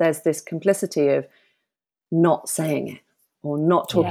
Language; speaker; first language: English; native; English